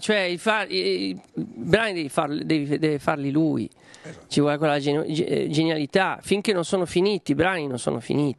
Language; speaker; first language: Italian; native; Italian